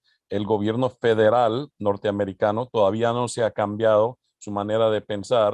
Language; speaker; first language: Spanish; early bilingual, other home language; English